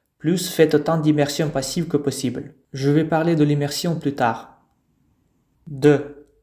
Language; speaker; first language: French; non-native, fluent; Russian